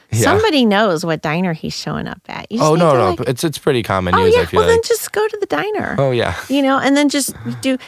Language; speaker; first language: English; native; English